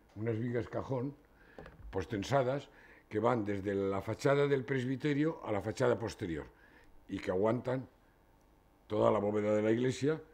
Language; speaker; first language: Spanish; native; Spanish